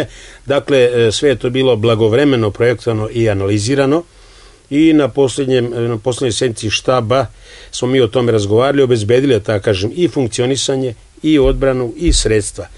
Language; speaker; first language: Serbian; native; Serbian